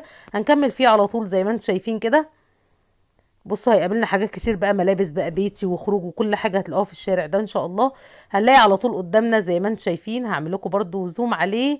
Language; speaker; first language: Arabic; native; Arabic